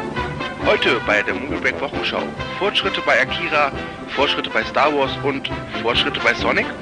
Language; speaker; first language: German; native; German